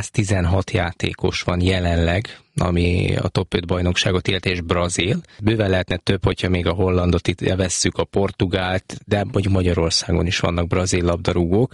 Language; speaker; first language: Hungarian; native; Hungarian